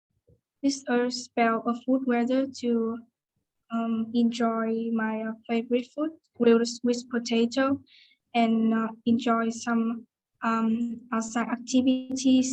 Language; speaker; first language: English; non-native, learner; Vietnamese